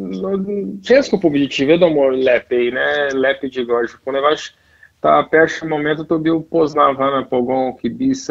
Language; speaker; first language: Polish; non-native, fluent; Portuguese